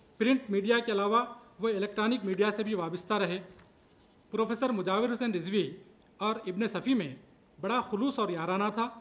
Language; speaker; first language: Urdu; native; Urdu